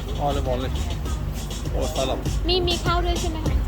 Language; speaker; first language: Swedish; non-native, learner; Thai